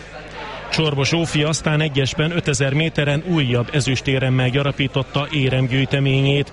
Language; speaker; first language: Hungarian; native; Hungarian